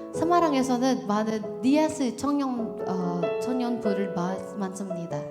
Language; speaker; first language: Korean; non-native, learner; Indonesian